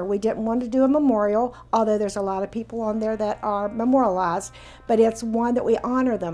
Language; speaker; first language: English; native; English